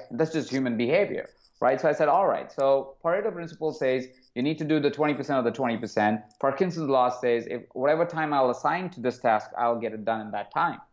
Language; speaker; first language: English; non-native, local second language; Hindi